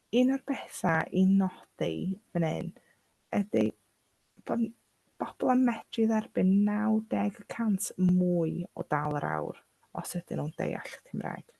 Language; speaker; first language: Welsh; non-native, local second language; English